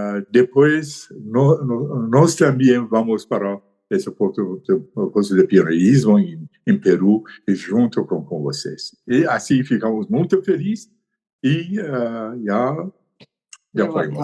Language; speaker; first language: Portuguese; non-native, learner; Persian